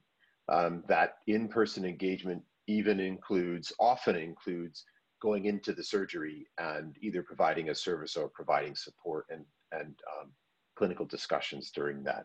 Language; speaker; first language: English; native; English